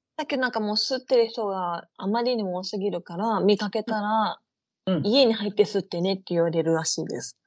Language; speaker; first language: Japanese; native; Japanese